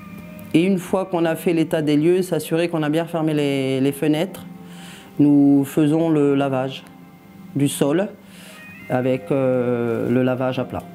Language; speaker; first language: French; native; French